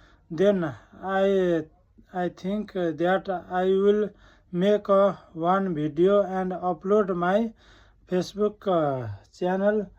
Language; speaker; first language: English; non-native, learner; Nepali